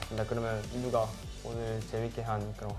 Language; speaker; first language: Korean; native; Korean